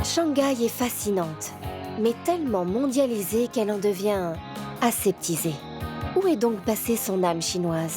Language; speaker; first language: French; native; French